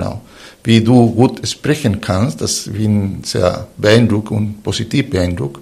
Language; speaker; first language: German; non-native, fluent; Spanish